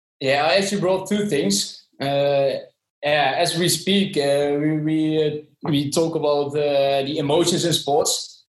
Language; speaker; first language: English; non-native, fluent; Dutch